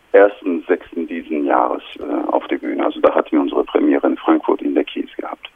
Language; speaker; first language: German; non-native, fluent; Turkish